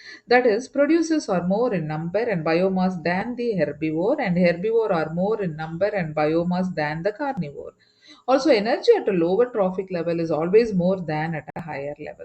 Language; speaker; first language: English; non-native, local second language; Tamil